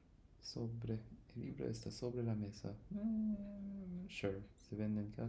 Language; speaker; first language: Spanish; non-native, learner; English